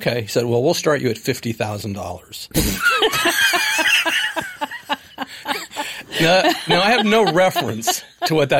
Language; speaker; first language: English; native; English